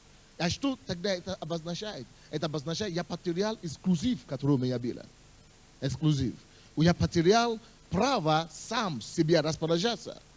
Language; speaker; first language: Russian; non-native, fluent; Yoruba